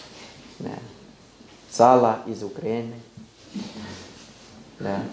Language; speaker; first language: Russian; non-native, fluent; Thai